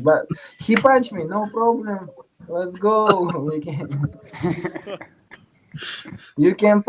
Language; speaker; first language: English; non-native, learner; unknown